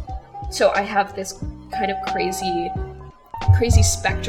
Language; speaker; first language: English; native; English